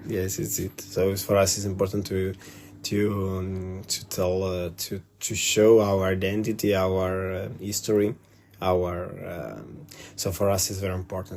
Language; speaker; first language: English; non-native, learner; Italian